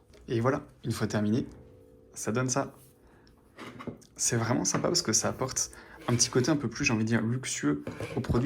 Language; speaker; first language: French; native; French